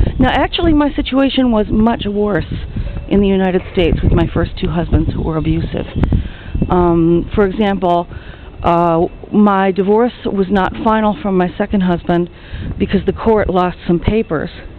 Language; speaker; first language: English; native; English